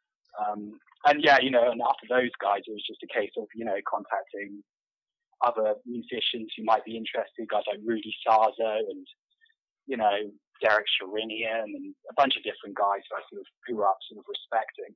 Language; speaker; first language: English; native; English